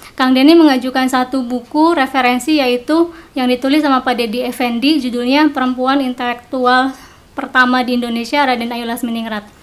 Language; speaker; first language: Indonesian; non-native, local second language; Sundanese